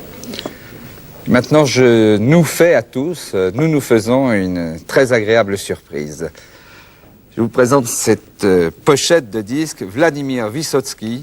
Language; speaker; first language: French; native; French